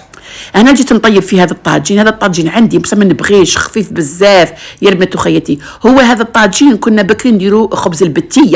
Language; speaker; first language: Arabic; native; Arabic